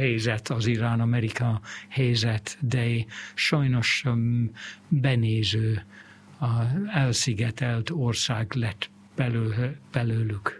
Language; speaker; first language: Hungarian; non-native, fluent; English